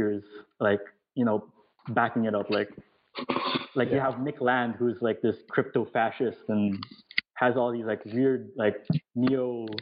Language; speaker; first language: English; non-native, local second language; Filipino